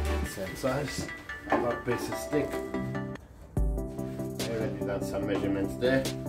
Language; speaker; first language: English; non-native, fluent; Portuguese